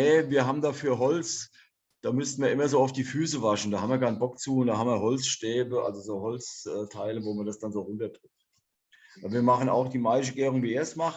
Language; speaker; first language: German; native; German